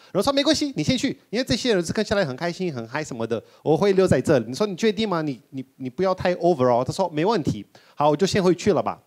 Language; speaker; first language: Chinese; non-native, fluent; Portuguese